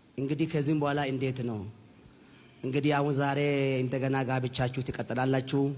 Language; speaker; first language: Amharic; non-native, local second language; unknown